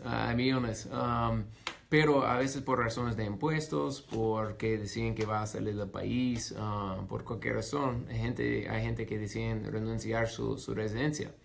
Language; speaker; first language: Spanish; non-native, fluent; English